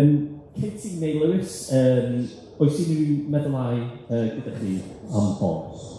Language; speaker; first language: Welsh; non-native, fluent; English